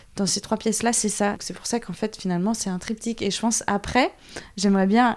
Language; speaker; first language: French; native; French